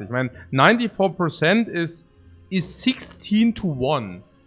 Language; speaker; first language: German; native; German